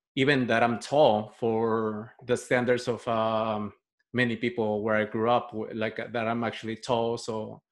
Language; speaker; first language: English; non-native, fluent; Spanish